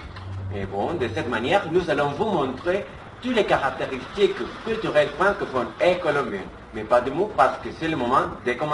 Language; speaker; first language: French; non-native, learner; Spanish